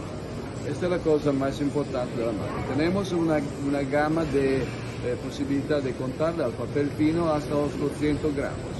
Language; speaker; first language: Spanish; non-native, learner; Italian